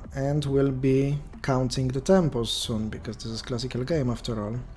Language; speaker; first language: English; non-native, fluent; Polish